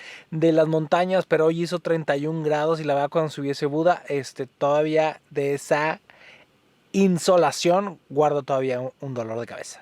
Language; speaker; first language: Spanish; native; Spanish